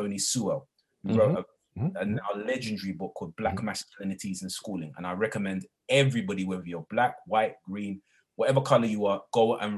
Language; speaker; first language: English; native; English